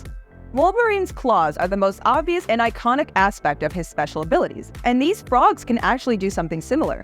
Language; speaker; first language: English; native; English